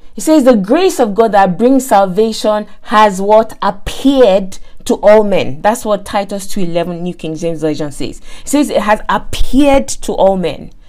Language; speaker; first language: English; non-native, local second language; Yoruba